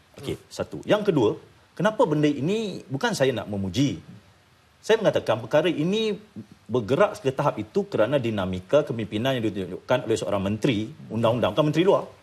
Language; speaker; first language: Malay; native; Malay